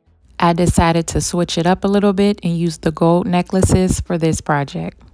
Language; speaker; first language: English; native; English